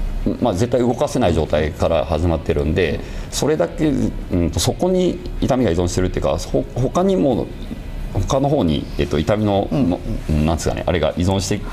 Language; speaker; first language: Japanese; native; Japanese